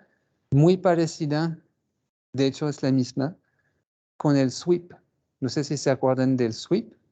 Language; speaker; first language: Spanish; non-native, fluent; French